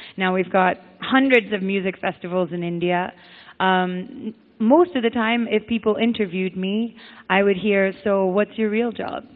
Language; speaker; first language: English; native; English